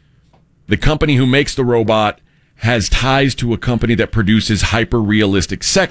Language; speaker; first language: English; native; English